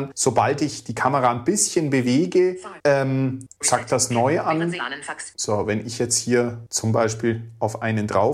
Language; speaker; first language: German; native; German